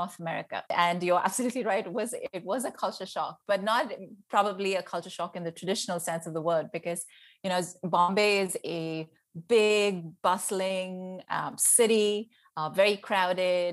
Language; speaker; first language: English; non-native, local second language; Hindi